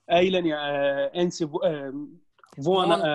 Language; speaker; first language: Finnish; non-native, learner; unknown